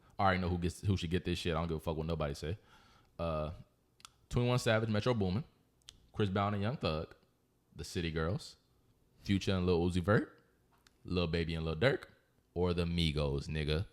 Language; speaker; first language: English; native; English